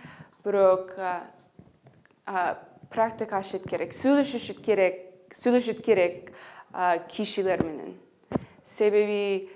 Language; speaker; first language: Kyrgyz; non-native, learner; English